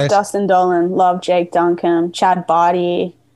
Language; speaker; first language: English; native; English